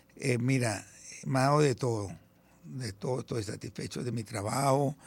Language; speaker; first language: Spanish; early bilingual, other home language; Italian